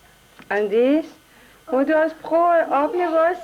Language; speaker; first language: Danish; non-native, learner; Persian